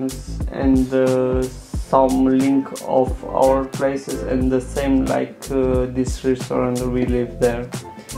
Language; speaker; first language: English; non-native, learner; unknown